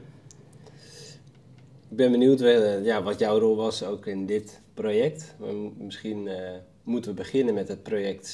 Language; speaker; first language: Dutch; native; Dutch